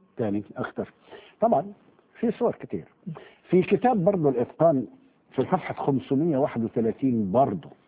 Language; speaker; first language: Arabic; native; Arabic